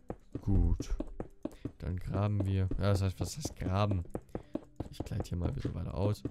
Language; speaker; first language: German; native; German